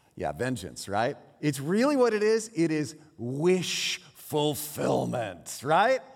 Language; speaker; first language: English; early bilingual, other home language; Swiss German